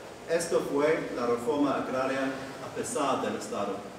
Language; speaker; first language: Spanish; non-native, fluent; English